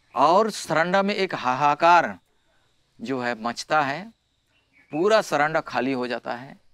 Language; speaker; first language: Hindi; non-native, local second language; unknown